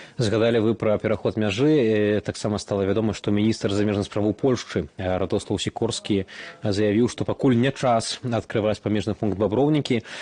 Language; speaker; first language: Belarusian; native; Belarusian